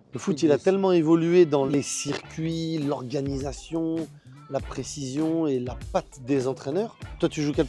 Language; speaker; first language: French; native; French